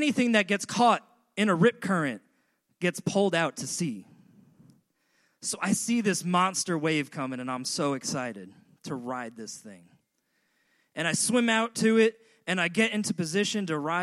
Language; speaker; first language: English; native; English